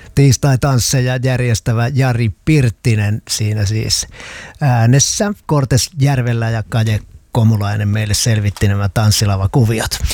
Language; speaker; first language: Finnish; native; Finnish